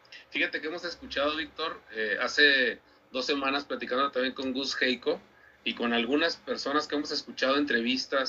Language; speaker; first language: Spanish; native; Spanish